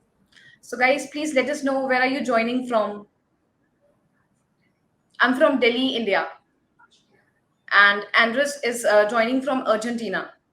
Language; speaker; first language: English; non-native, local second language; Hindi